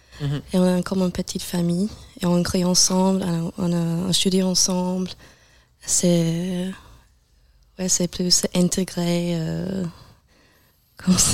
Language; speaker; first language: French; non-native, learner; English